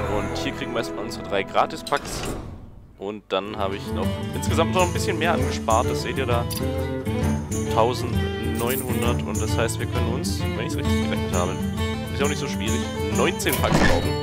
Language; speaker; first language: German; native; German